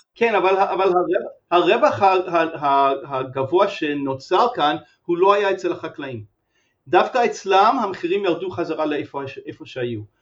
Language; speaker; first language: Hebrew; non-native, fluent; English